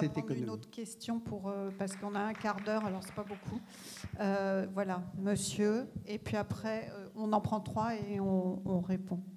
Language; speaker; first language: French; native; French